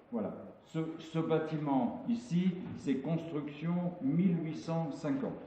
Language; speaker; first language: French; non-native, local second language; Arabic